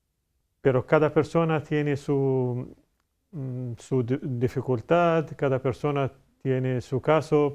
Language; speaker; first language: Spanish; non-native, fluent; Arabic